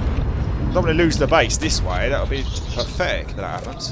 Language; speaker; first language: English; native; English